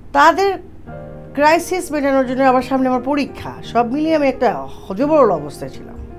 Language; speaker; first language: Bangla; native; Bangla